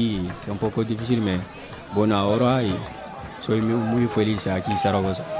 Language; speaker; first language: Spanish; non-native, learner; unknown